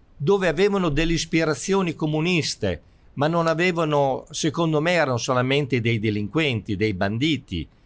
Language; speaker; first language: Italian; native; Italian